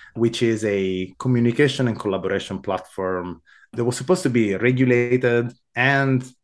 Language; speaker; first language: English; non-native, fluent; Italian